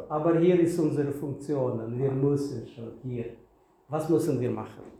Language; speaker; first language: German; non-native, learner; Russian